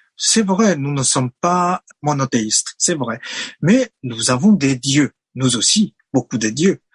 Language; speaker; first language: French; non-native, fluent; Chinese